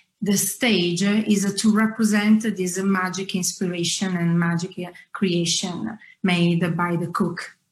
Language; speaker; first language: English; non-native, fluent; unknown